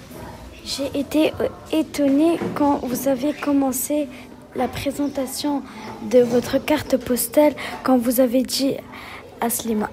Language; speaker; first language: French; non-native, learner; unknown